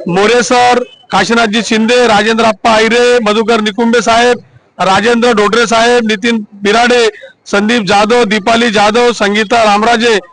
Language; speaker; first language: Hindi; non-native, local second language; Marathi